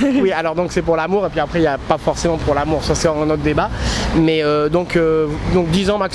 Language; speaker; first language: French; native; French